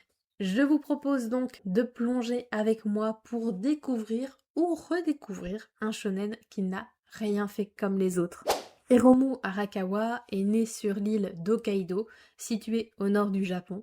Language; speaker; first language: French; native; French